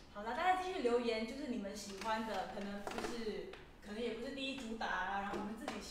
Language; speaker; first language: Chinese; native; Chinese